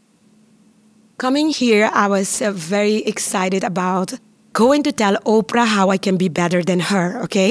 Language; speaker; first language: English; non-native, fluent; Papiamento